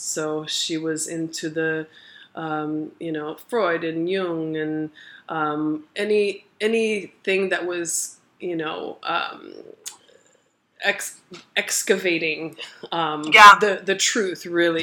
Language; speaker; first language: English; early bilingual, other home language; Portuguese